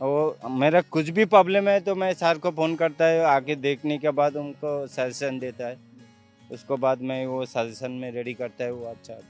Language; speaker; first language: Hindi; non-native, local second language; Odia